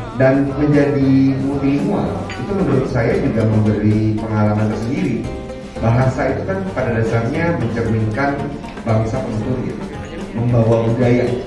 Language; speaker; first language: Indonesian; non-native, local second language; Minangkabau